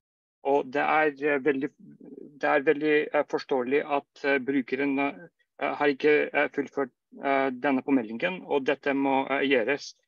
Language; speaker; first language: Norwegian; non-native, fluent; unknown